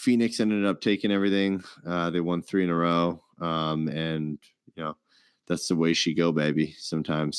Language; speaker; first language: English; native; English